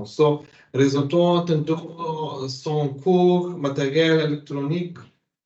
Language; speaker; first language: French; non-native, learner; Slovenian